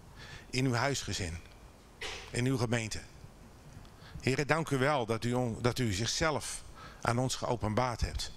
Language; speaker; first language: Dutch; native; Dutch